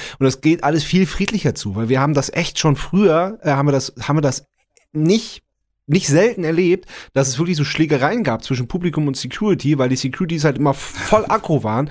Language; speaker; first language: German; native; German